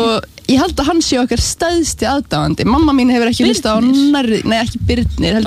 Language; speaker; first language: Icelandic; native; Icelandic